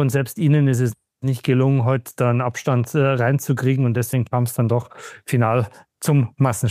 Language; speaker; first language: German; native; German